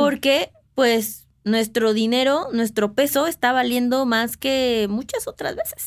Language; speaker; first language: Spanish; native; Spanish